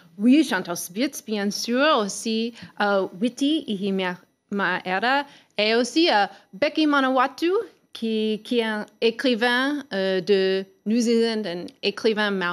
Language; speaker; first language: French; non-native, learner; English